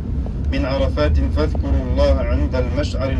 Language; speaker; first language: Arabic; non-native, fluent; Tatar